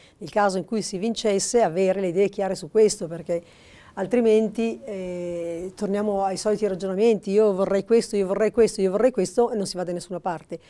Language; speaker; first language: Italian; native; Italian